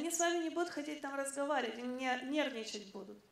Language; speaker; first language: Russian; native; Russian